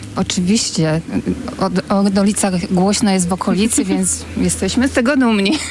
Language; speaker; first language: Polish; native; Polish